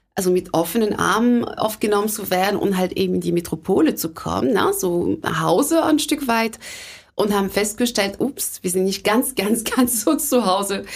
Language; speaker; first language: German; non-native, fluent; French